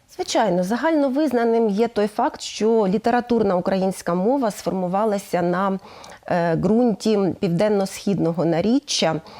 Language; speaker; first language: Ukrainian; native; Ukrainian